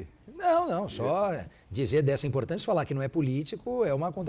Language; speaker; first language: Portuguese; native; Portuguese